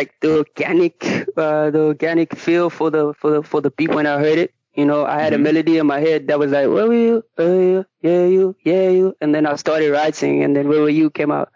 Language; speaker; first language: English; non-native, local second language; Zulu